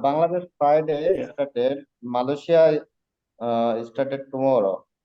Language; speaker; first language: English; non-native, learner; Bangla